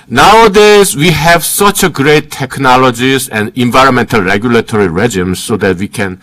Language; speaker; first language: English; early bilingual, other home language; Korean